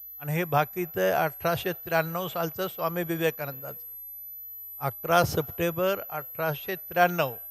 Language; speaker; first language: Marathi; native; Marathi